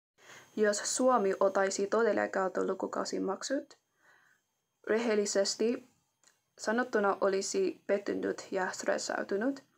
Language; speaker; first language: Finnish; non-native, fluent; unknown